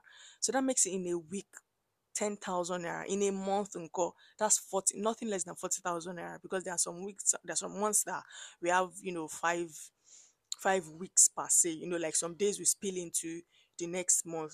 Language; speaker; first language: English; non-native, local second language; Yoruba